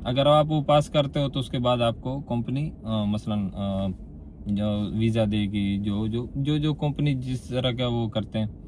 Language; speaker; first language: Urdu; non-native, local second language; Pashto